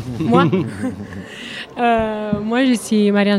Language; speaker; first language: French; non-native, learner; Italian